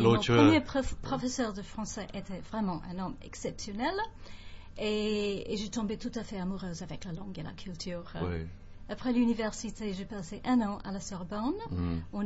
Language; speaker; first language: French; non-native, fluent; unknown